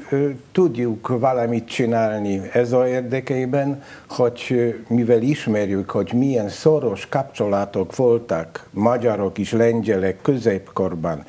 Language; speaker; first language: Hungarian; non-native, learner; Polish